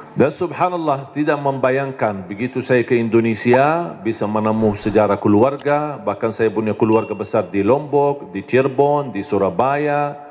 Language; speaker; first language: Indonesian; non-native, fluent; Arabic